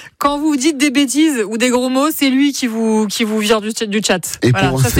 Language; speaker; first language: French; native; French